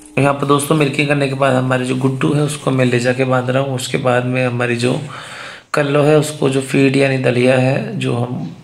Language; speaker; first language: Hindi; native; Hindi